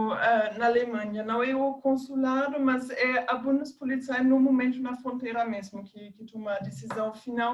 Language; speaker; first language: Portuguese; non-native, fluent; German